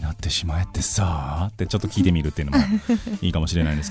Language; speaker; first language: Japanese; native; Japanese